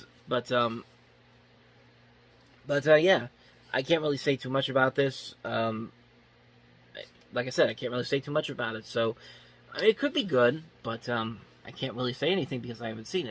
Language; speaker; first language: English; native; English